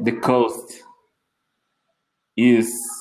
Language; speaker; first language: English; non-native, learner; Portuguese